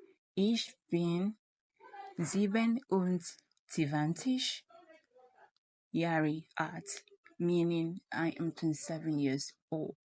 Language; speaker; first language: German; non-native, fluent; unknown